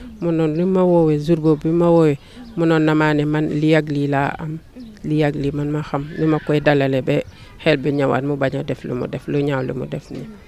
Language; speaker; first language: Wolof; non-native, local second language; Jola-Fonyi